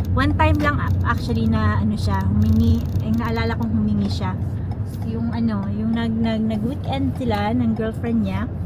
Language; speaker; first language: Filipino; non-native, local second language; Cebuano